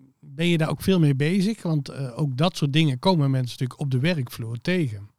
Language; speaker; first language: Dutch; native; Dutch